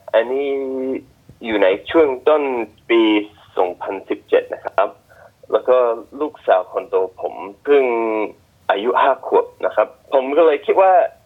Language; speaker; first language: Thai; non-native, fluent; English